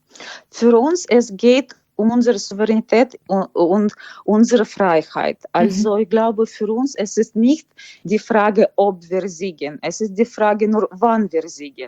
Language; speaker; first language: German; non-native, fluent; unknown